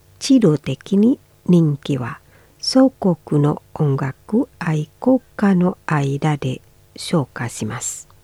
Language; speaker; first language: Japanese; non-native, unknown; Indonesian